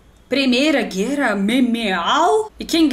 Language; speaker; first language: Portuguese; non-native, learner; Russian